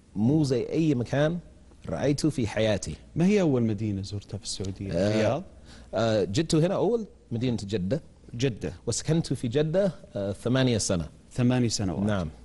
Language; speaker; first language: Arabic; non-native, fluent; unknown